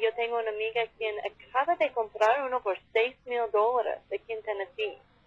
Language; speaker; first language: Spanish; non-native, fluent; English